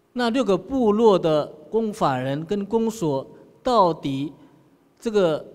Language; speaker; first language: Chinese; native; Chinese